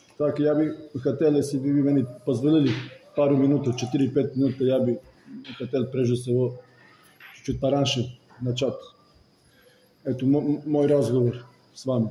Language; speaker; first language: Russian; non-native, fluent; Serbian